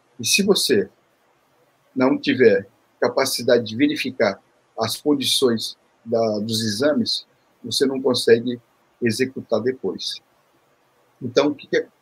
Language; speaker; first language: Portuguese; early bilingual, other home language; Korean